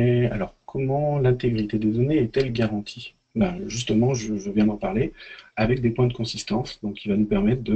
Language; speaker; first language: French; native; French